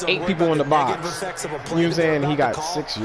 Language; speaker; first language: English; native; English